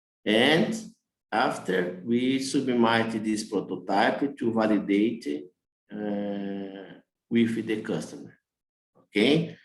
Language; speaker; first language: English; non-native, learner; Portuguese